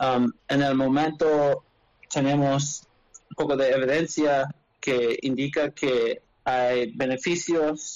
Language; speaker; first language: Spanish; non-native, learner; English